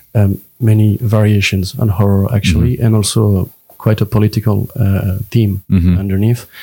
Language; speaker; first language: English; non-native, fluent; French